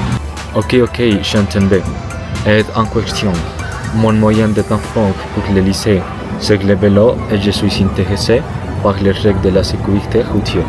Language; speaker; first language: French; non-native, learner; Spanish